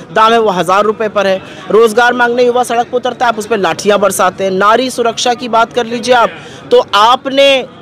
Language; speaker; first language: Hindi; native; Hindi